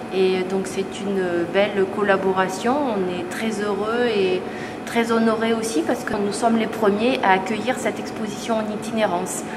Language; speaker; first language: French; native; French